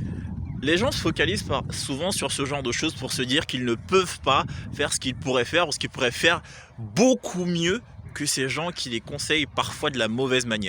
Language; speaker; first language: French; native; French